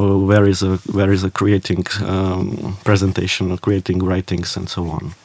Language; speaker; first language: English; non-native, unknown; Czech